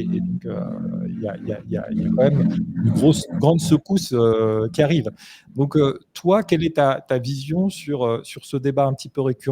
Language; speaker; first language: French; native; French